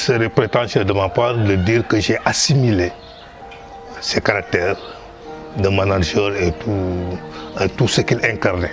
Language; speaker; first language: French; non-native, local second language; Wolof